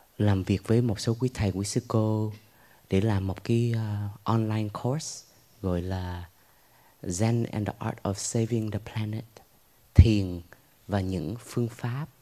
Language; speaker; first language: Vietnamese; early bilingual, heritage; Vietnamese